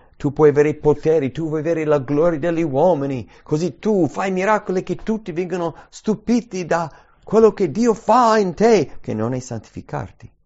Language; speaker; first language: Italian; early bilingual, heritage; English